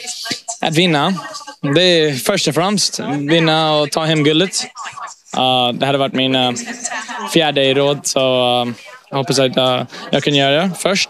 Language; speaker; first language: Swedish; early bilingual, heritage; English